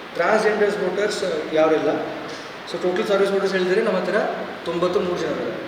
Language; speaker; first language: Kannada; non-native, fluent; Odia